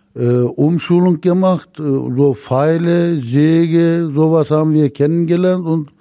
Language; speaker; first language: German; non-native, fluent; Turkish